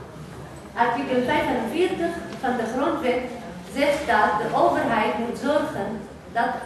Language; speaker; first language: Dutch; non-native, fluent; Arabic